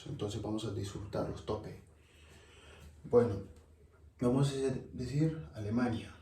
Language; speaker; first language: Spanish; non-native, learner; Wolof